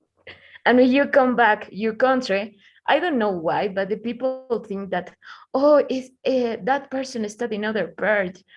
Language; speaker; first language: English; non-native, learner; Spanish